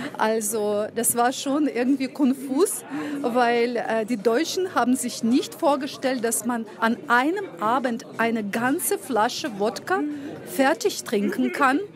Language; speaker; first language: German; non-native, fluent; Russian